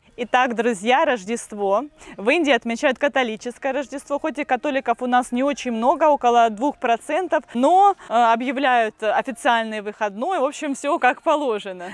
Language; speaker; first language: Russian; native; Russian